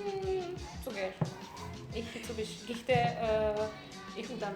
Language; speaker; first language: Mongolian; non-native, learner; Hungarian